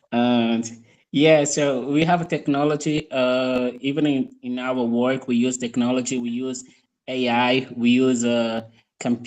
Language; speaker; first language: English; non-native, fluent; Portuguese